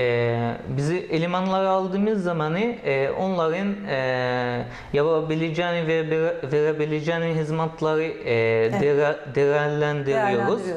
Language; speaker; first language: Turkish; non-native, learner; Arabic